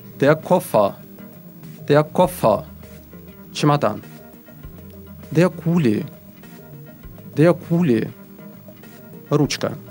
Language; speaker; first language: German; non-native, fluent; Russian